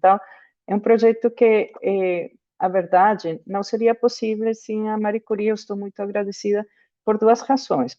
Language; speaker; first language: Portuguese; non-native, fluent; Spanish